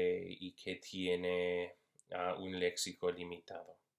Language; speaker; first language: Spanish; non-native, fluent; English